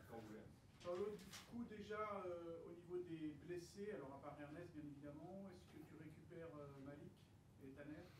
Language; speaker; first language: French; native; French